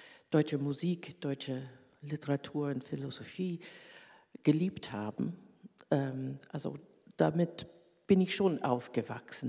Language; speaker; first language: German; early bilingual, heritage; German